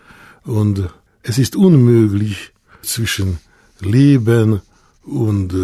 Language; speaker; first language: German; non-native, fluent; Hungarian